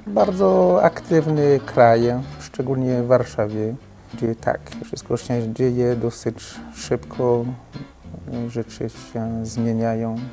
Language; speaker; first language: Polish; non-native, fluent; French